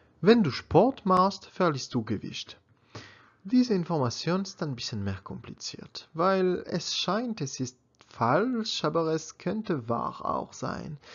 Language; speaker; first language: German; non-native, learner; French